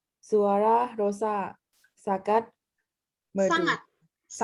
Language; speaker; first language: Indonesian; non-native, learner; Thai